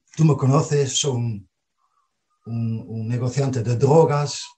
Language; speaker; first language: Spanish; non-native, fluent; Dutch